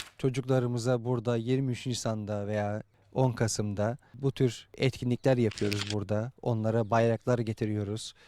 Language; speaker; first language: Turkish; native; Turkish